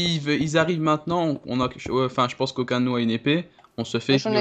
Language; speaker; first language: French; native; French